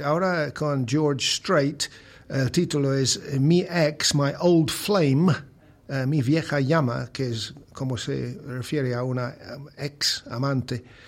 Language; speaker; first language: Spanish; non-native, fluent; English